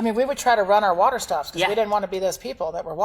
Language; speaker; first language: English; native; English